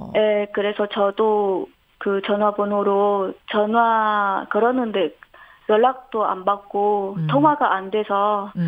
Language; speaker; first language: Korean; non-native, fluent; Vietnamese